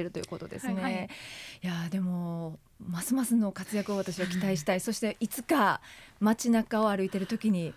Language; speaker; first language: Japanese; native; Japanese